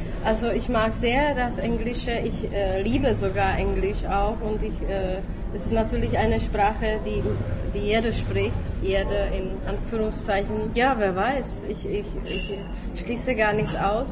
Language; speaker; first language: German; non-native, fluent; Czech